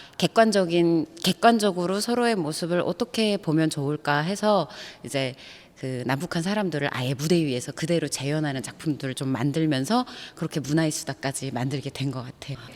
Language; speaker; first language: Korean; native; Korean